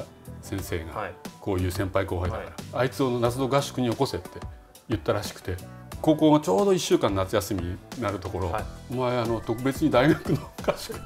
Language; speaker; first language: Japanese; native; Japanese